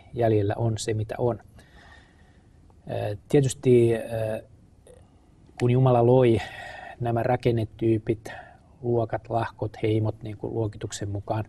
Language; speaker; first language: Finnish; native; Finnish